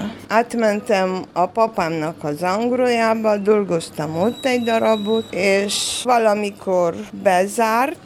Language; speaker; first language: Hungarian; non-native, local second language; Romanian